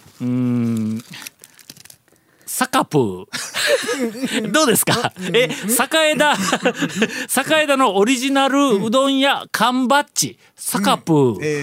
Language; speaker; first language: Japanese; native; Japanese